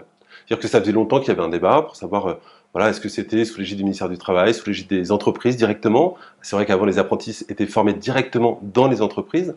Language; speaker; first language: French; native; French